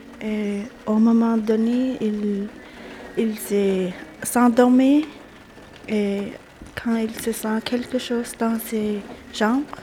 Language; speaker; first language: French; non-native, local second language; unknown